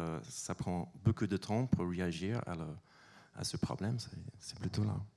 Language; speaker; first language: French; non-native, fluent; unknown